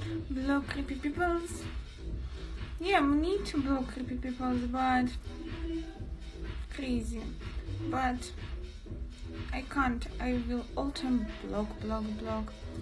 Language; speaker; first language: English; non-native, learner; Russian